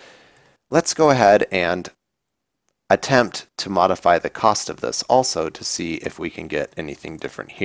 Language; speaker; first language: English; native; English